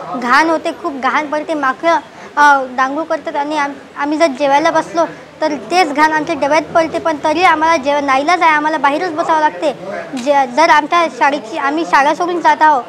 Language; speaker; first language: Marathi; native; Marathi